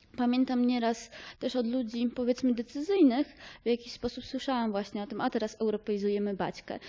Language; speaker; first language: Polish; native; Polish